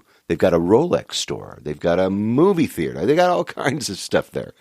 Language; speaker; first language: English; native; English